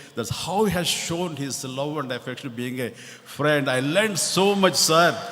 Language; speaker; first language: English; non-native, local second language; Telugu